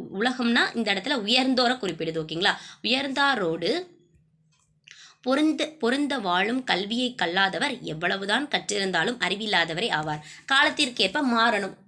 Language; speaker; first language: Tamil; native; Tamil